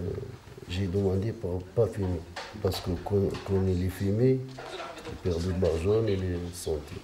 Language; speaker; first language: French; non-native, learner; Riffian